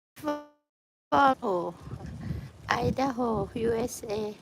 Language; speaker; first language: English; non-native, learner; Thai